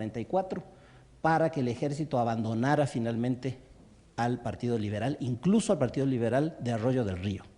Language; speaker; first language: Spanish; native; Spanish